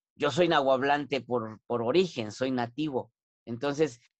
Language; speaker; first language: Spanish; non-native, local second language; Nahuatl languages